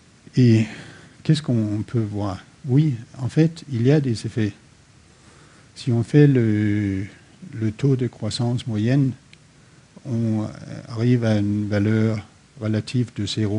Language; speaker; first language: French; non-native, fluent; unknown